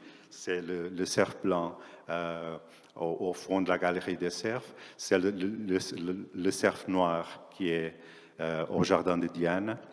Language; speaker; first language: French; non-native, fluent; Portuguese